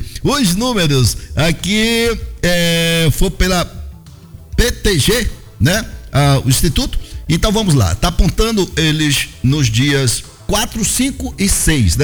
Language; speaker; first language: Portuguese; native; Portuguese